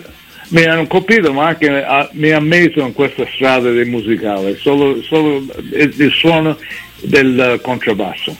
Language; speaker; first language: Italian; early bilingual, heritage; English